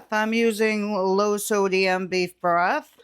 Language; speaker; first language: English; native; English